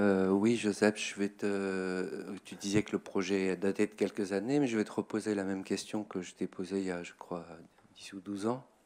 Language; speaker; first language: French; native; French